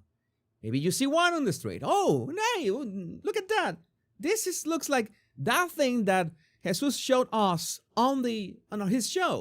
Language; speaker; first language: English; non-native, fluent; Spanish